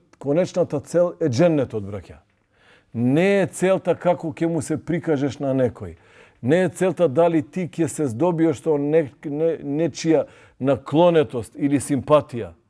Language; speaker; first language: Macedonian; non-native, local second language; Albanian